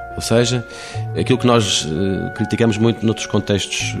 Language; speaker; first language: Portuguese; native; Portuguese